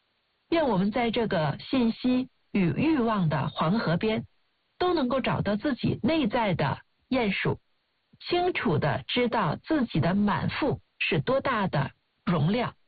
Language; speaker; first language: Chinese; native; Chinese